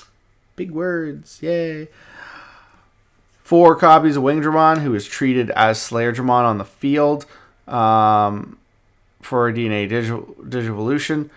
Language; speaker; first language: English; native; English